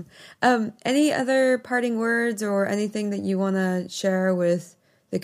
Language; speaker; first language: English; native; English